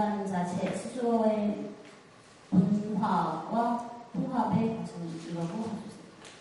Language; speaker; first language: Korean; non-native, fluent; Chinese